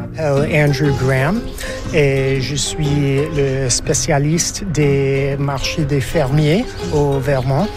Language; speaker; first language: French; non-native, learner; English